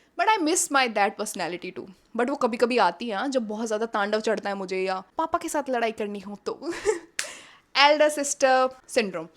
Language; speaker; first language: Hindi; native; Hindi